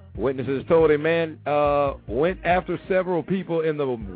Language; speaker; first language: English; native; English